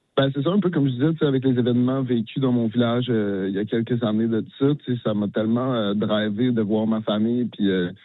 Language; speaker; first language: French; native; French